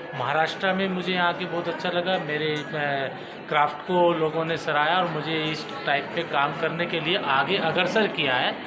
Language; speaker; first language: Hindi; native; Hindi